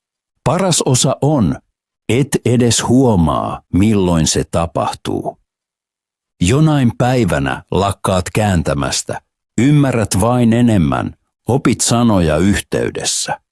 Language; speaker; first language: Finnish; non-native, fluent; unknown